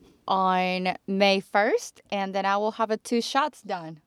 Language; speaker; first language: English; non-native, fluent; Japanese